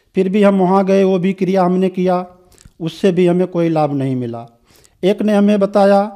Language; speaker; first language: Hindi; native; Hindi